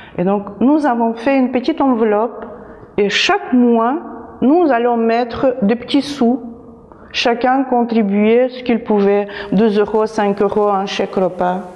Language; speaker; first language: French; non-native, fluent; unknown